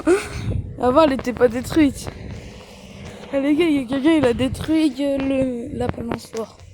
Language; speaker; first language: French; early bilingual, other home language; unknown